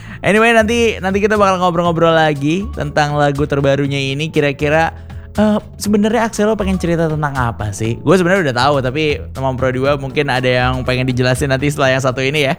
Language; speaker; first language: Indonesian; native; Indonesian